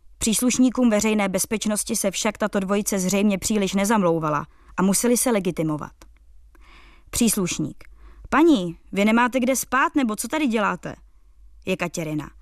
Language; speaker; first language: Czech; native; Czech